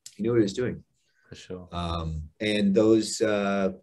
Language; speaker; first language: English; native; English